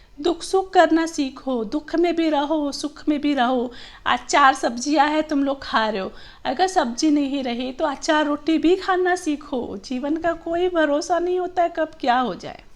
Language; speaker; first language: Hindi; non-native, local second language; Gujarati